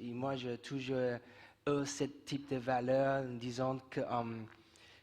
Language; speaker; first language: French; non-native, fluent; English